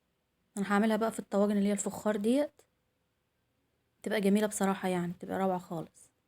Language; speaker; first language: Arabic; native; Arabic